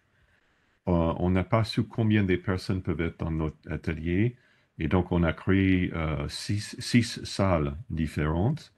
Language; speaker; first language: French; non-native, fluent; English